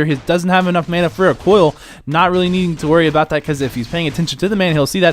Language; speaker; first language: English; native; English